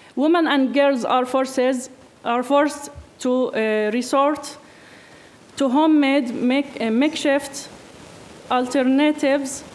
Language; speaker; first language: English; non-native, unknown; Arabic